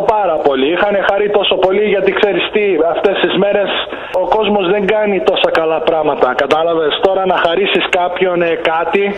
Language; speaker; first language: Greek; early bilingual, heritage; Greek